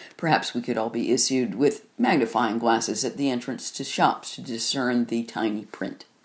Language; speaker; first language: English; native; English